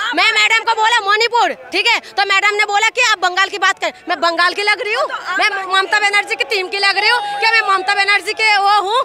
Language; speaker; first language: Hindi; non-native, local second language; Assamese